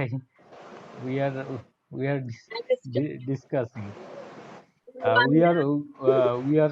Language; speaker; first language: English; non-native, learner; Bangla